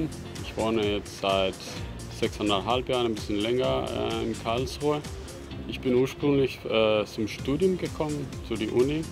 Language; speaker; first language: German; non-native, fluent; Spanish